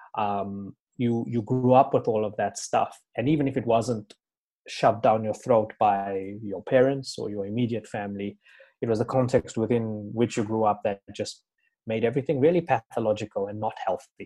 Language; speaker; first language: English; native; English